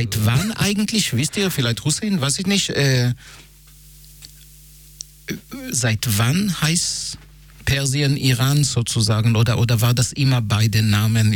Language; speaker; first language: German; non-native, fluent; Hebrew